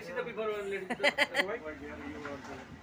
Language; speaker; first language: English; non-native, learner; Arabic